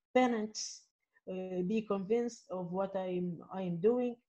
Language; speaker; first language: English; non-native, fluent; Arabic